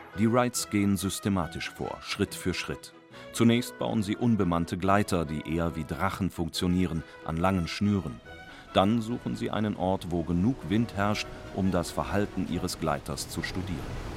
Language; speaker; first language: German; native; German